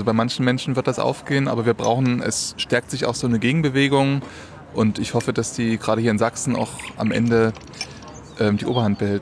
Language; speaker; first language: German; native; German